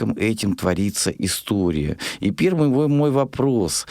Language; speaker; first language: Russian; native; Russian